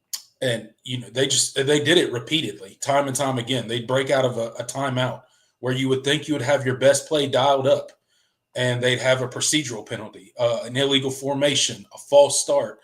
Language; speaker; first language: English; native; English